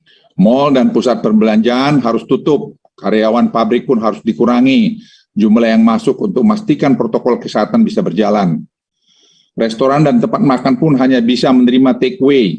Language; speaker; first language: Indonesian; native; Indonesian